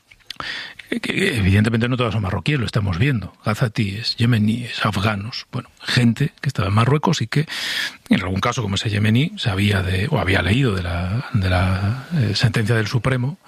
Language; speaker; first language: Spanish; native; Spanish